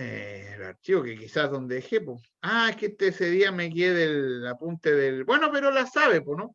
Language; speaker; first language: Spanish; native; Spanish